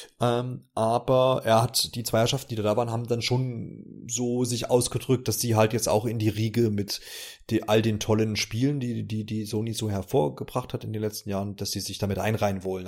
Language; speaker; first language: German; native; German